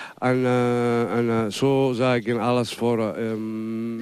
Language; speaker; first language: Dutch; non-native, learner; Somali